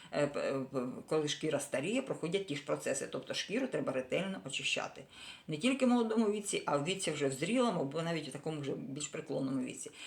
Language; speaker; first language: Ukrainian; non-native, local second language; Russian